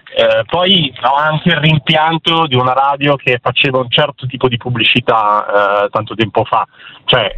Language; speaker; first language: Italian; native; Italian